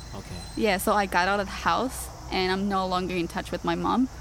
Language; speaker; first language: English; non-native, fluent; Japanese